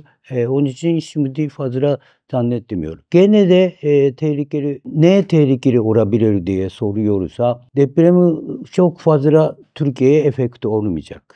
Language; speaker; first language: Turkish; non-native, fluent; Japanese